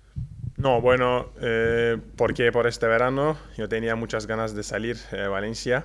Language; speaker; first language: Spanish; non-native, learner; Turkish